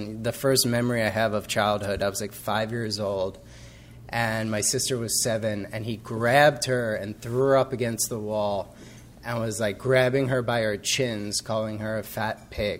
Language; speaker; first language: English; native; English